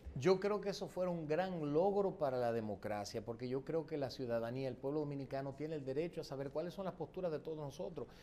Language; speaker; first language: Spanish; early bilingual, heritage; Spanish